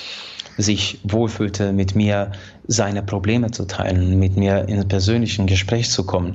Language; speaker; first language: German; non-native, fluent; Hungarian